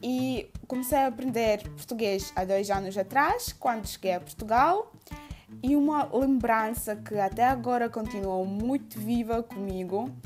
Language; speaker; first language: Portuguese; non-native, fluent; Udmurt